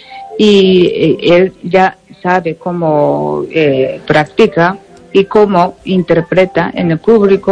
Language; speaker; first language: Spanish; non-native, learner; Japanese